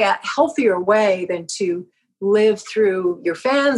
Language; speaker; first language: English; native; English